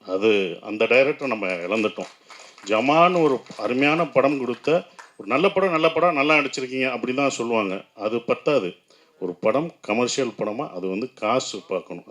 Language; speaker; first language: Tamil; native; Tamil